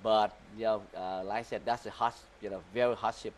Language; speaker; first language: English; early bilingual, other home language; Vietnamese